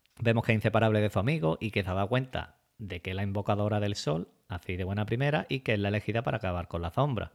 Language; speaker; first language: Spanish; native; Spanish